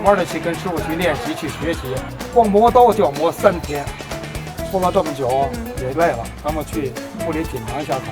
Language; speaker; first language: Chinese; native; Chinese